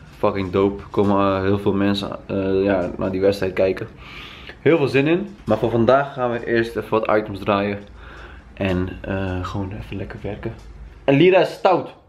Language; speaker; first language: Dutch; early bilingual, other home language; Turkish